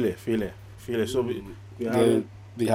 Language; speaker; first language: German; non-native, learner; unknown